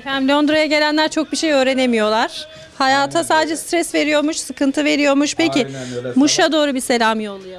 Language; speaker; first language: Turkish; native; Turkish